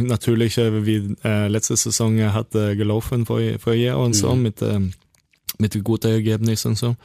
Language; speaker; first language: German; non-native, learner; Norwegian